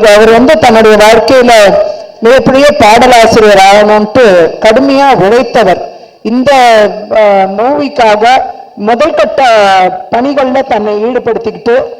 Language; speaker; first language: Tamil; native; Tamil